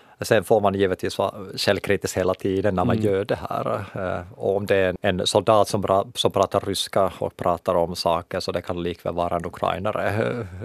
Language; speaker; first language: Swedish; non-native, local second language; Finnish